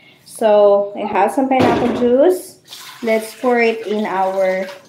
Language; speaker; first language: English; non-native, local second language; Filipino